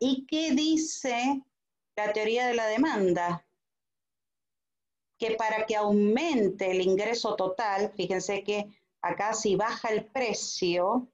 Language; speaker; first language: Spanish; native; Spanish